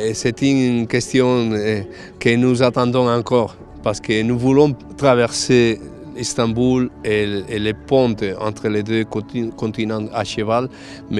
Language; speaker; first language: French; non-native, fluent; Spanish